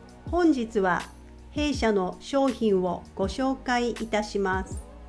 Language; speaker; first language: Japanese; native; Japanese